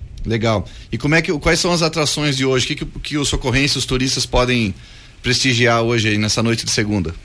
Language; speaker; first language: Portuguese; native; Portuguese